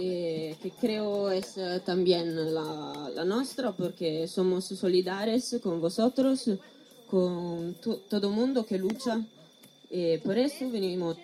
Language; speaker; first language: Spanish; non-native, learner; Italian